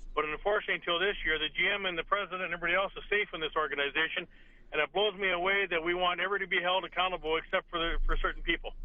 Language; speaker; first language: English; native; English